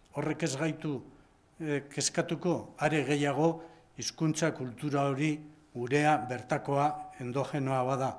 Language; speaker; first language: Basque; non-native, local second language; Spanish